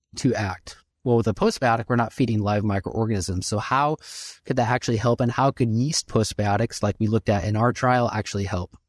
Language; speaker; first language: English; native; English